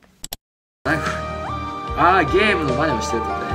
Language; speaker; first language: Japanese; native; Japanese